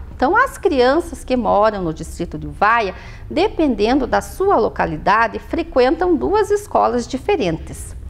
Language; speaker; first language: Portuguese; native; Portuguese